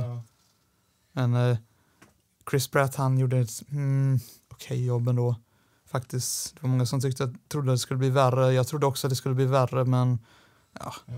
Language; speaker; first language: Swedish; native; Swedish